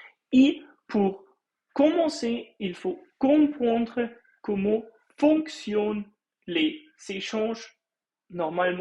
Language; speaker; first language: French; non-native, fluent; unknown